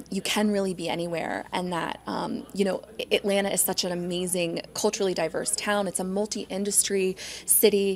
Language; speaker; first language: English; native; English